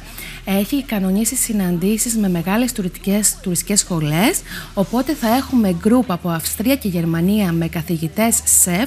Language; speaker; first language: Greek; native; Greek